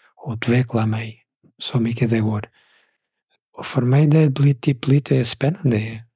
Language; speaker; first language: Swedish; non-native, fluent; Portuguese